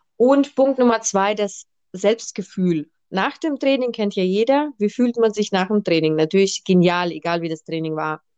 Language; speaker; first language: German; early bilingual, other home language; Russian